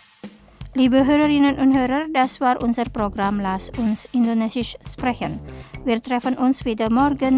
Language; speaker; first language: German; non-native, fluent; Indonesian